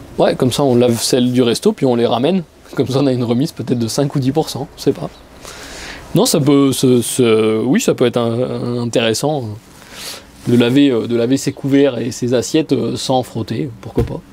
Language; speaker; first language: French; native; French